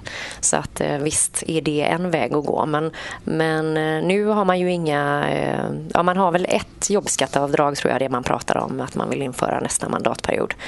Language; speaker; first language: Swedish; native; Swedish